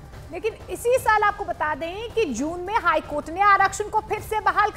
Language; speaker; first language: Hindi; native; Hindi